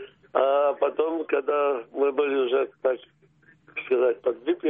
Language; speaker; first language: Russian; early bilingual, heritage; Russian